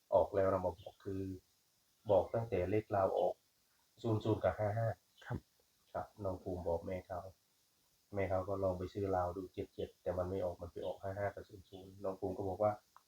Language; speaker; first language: Thai; native; Thai